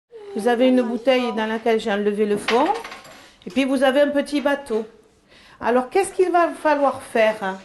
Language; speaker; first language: French; native; French